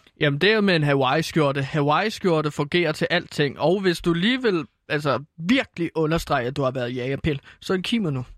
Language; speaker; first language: Danish; native; Danish